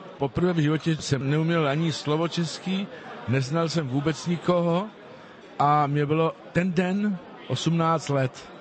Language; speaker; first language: Czech; non-native, fluent; Spanish